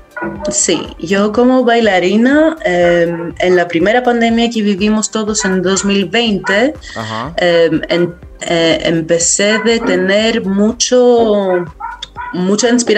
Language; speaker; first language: Spanish; non-native, fluent; Greek